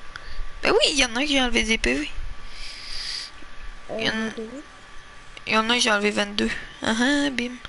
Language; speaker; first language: French; native; French